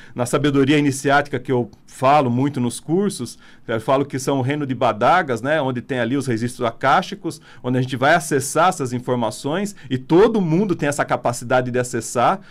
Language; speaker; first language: Portuguese; non-native, fluent; Italian